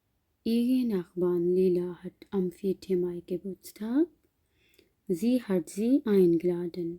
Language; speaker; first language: German; non-native, learner; Urdu